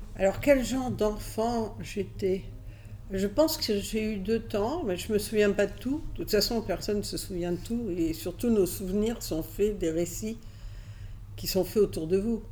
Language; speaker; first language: French; early bilingual, other home language; Catalan